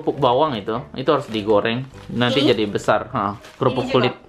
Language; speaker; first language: Indonesian; native; Indonesian